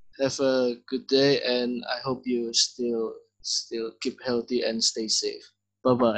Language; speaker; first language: English; non-native, learner; Indonesian